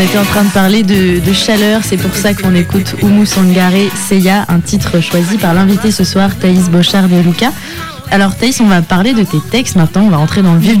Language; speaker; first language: French; native; French